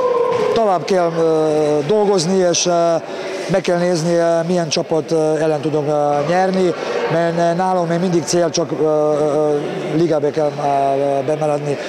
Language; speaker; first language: Hungarian; non-native, learner; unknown